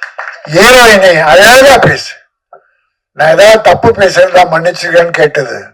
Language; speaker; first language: Tamil; native; Tamil